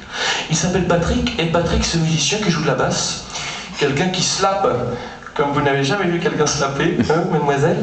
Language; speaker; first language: French; native; French